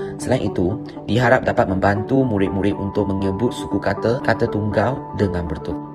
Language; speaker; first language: Malay; non-native, local second language; Chinese